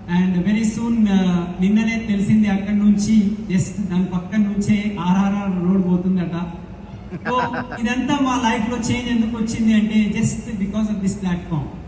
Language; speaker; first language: Telugu; non-native, local second language; Hindi